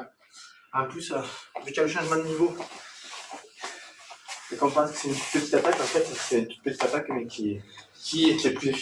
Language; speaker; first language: French; native; French